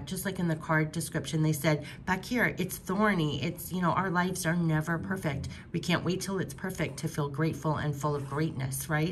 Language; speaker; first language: English; native; English